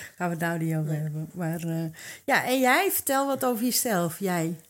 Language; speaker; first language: Dutch; early bilingual, other home language; Arabic